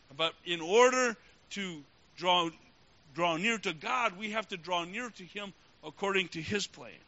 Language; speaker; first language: Spanish; non-native, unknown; English